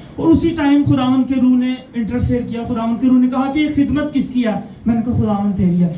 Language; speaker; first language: Urdu; non-native, local second language; Punjabi